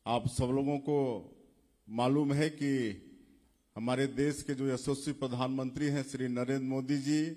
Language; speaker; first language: Hindi; native; Hindi